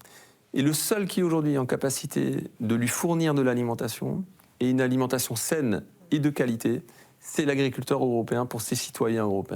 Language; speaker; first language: French; native; French